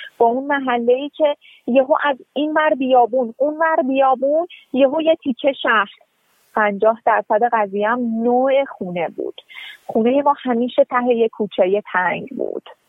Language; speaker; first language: Persian; native; Persian